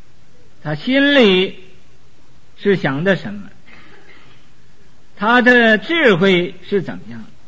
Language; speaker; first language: Chinese; native; Chinese